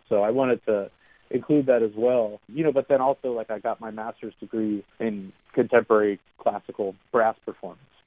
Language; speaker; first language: English; native; English